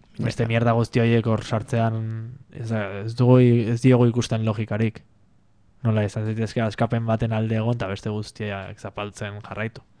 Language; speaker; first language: Basque; native; Basque